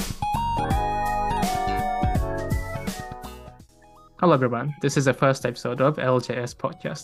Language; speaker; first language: English; non-native, fluent; Japanese